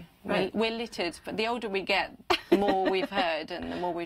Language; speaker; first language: English; native; English